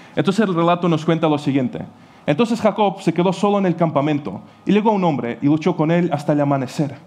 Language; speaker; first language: Spanish; non-native, fluent; Ukrainian